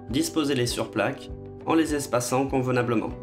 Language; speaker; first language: French; native; French